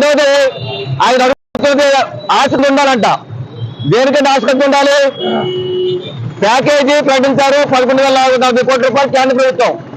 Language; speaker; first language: Telugu; native; Telugu